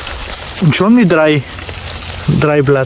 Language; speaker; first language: German; non-native, learner; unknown